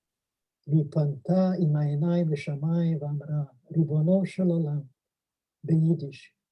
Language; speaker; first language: Hebrew; non-native, fluent; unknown